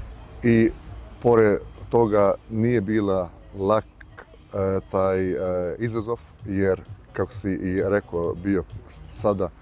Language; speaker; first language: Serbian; early bilingual, heritage; Bosnian